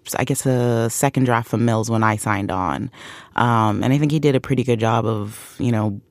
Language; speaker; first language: English; native; English